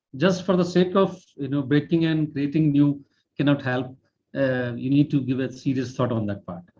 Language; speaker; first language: English; non-native, local second language; Hindi